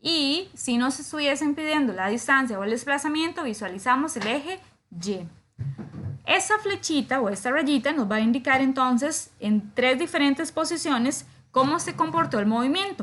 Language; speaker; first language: Spanish; native; Spanish